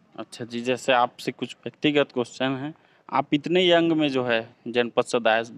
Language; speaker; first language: Hindi; native; Hindi